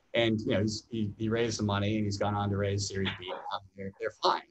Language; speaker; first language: English; native; English